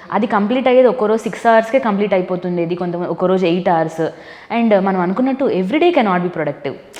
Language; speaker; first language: Telugu; native; Telugu